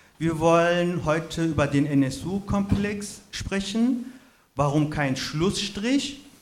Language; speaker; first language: German; native; German